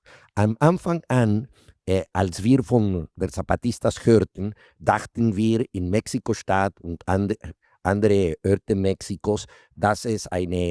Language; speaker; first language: German; non-native, fluent; Spanish